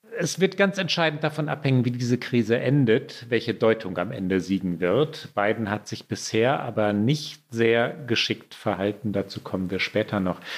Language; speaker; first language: German; native; German